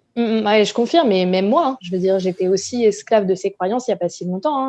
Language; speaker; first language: French; native; French